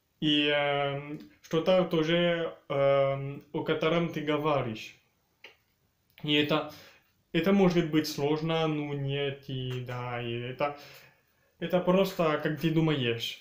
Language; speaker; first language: Russian; early bilingual, heritage; French